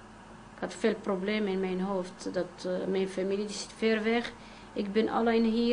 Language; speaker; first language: Dutch; non-native, fluent; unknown